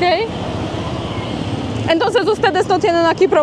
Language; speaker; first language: Spanish; non-native, fluent; Polish